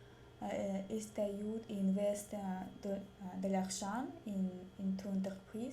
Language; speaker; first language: French; non-native, learner; Russian